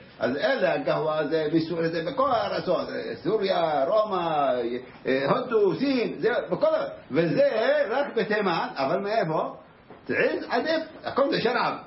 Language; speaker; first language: Hebrew; native; Hebrew